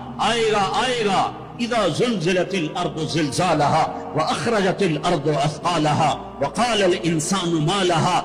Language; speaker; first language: Urdu; non-native, local second language; Punjabi